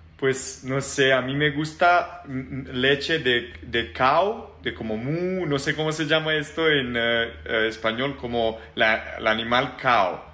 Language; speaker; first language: Spanish; non-native, learner; Serbian